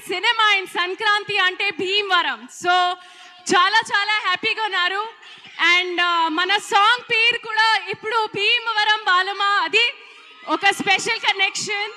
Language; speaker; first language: Telugu; non-native, learner; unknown